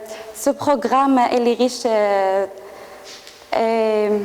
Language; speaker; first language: French; non-native, learner; Arabic